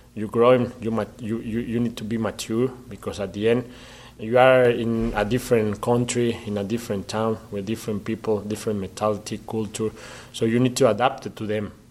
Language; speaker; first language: English; non-native, learner; Spanish